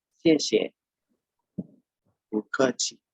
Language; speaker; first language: Chinese; non-native, learner; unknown